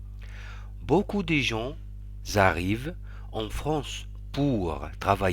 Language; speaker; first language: French; non-native, fluent; Arabic